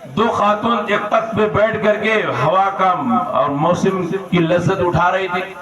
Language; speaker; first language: Urdu; native; Urdu